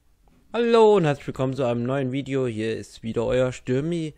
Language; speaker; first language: German; native; German